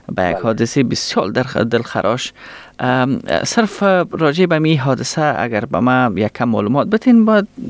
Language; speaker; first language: Persian; non-native, local second language; Pashto